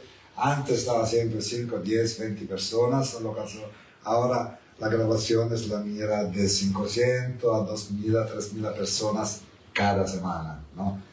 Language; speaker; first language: Spanish; non-native, learner; Italian